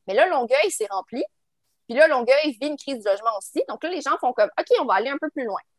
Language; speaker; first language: French; native; French